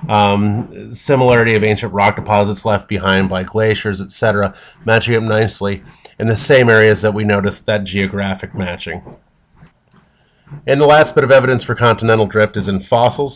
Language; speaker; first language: English; native; English